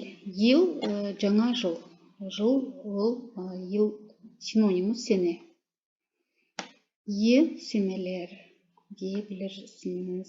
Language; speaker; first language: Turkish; non-native, fluent; Kazakh